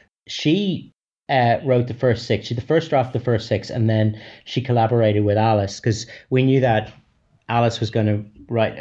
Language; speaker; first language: English; native; English